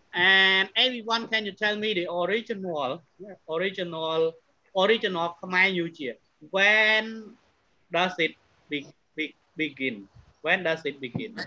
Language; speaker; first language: English; non-native, fluent; Khmer